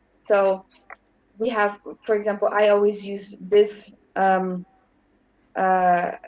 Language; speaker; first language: English; non-native, fluent; German